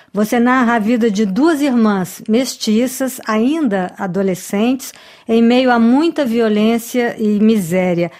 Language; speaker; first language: Portuguese; native; Portuguese